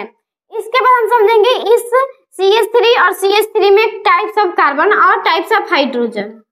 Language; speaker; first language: Hindi; native; Hindi